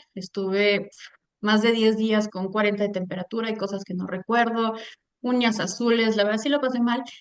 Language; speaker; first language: Spanish; early bilingual, heritage; Spanish